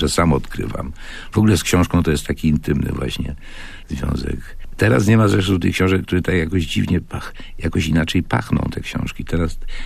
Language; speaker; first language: Polish; native; Polish